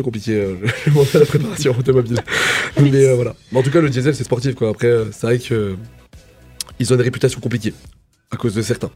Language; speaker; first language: French; native; French